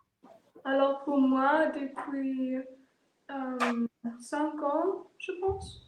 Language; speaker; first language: French; non-native, learner; German